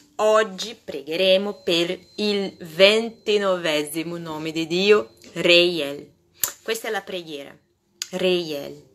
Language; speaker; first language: Italian; non-native, fluent; Portuguese